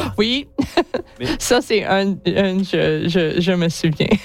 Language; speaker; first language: French; non-native, learner; English